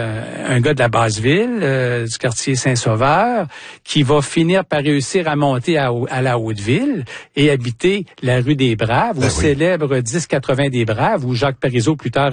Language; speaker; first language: French; native; French